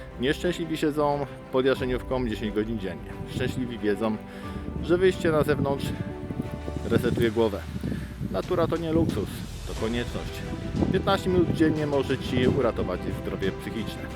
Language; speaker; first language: Polish; native; Polish